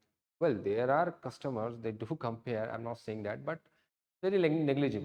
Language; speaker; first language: English; non-native, local second language; Odia